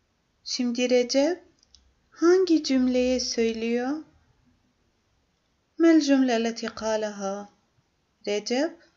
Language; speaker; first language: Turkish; non-native, fluent; Arabic